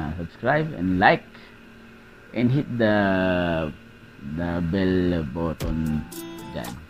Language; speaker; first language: English; non-native, local second language; Filipino